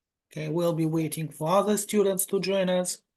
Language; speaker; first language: English; non-native, fluent; Russian